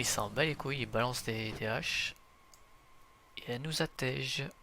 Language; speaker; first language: French; native; French